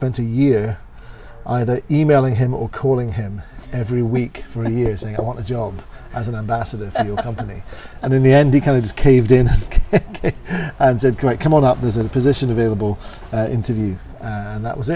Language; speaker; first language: English; native; English